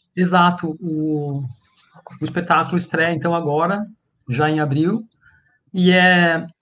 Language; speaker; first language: Portuguese; native; Portuguese